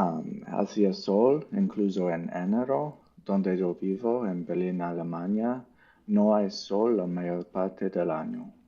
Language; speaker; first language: Spanish; non-native, learner; English